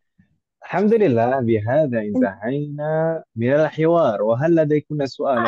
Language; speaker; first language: Arabic; non-native, fluent; Indonesian